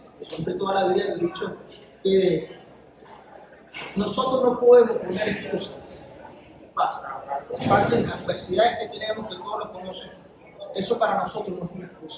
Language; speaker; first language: Spanish; native; Spanish